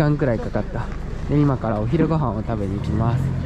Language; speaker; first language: Japanese; native; Japanese